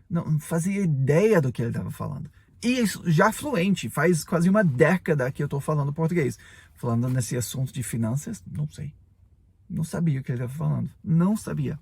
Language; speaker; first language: Portuguese; non-native, fluent; English